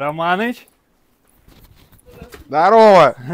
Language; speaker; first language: Russian; native; Russian